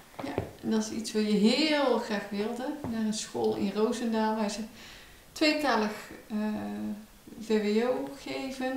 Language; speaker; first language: Dutch; native; Dutch